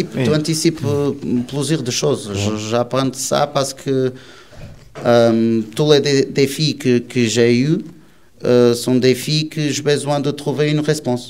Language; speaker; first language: French; non-native, learner; Portuguese